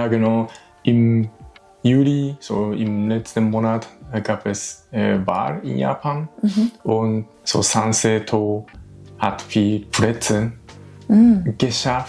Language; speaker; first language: German; non-native, learner; Japanese